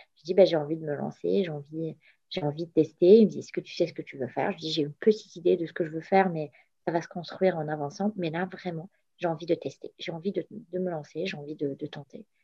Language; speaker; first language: French; non-native, local second language; Arabic